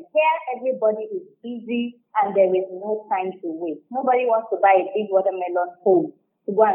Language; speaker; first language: English; non-native, local second language; Yoruba